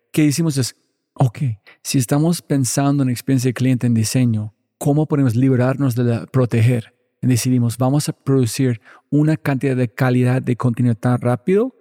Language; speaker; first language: Spanish; non-native, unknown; English